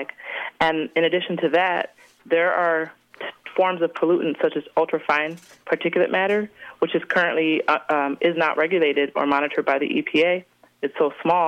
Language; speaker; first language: English; native; English